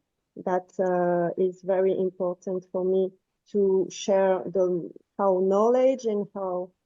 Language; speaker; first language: English; non-native, fluent; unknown